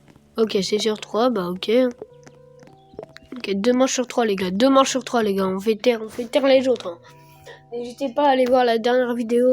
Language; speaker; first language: French; native; French